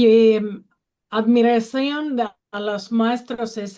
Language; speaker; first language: Spanish; non-native, learner; Finnish